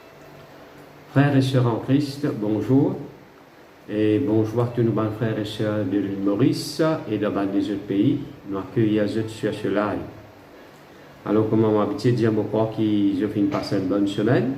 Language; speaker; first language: French; non-native, local second language; Morisyen